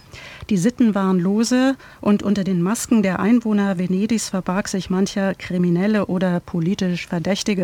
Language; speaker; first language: German; native; German